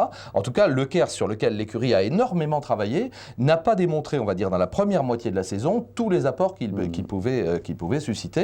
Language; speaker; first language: French; native; French